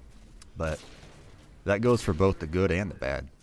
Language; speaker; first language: English; native; English